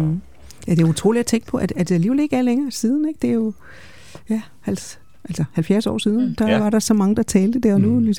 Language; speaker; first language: Danish; native; Danish